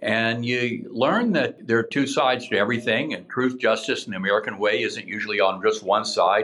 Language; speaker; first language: English; native; English